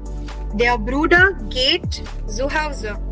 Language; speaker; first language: German; non-native, fluent; Hindi